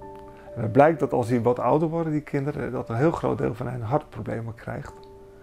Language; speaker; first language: Dutch; native; Dutch